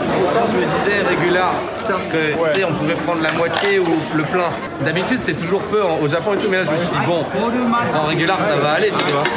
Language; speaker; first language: French; native; French